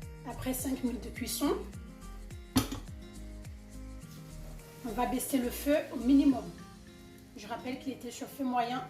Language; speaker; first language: French; non-native, fluent; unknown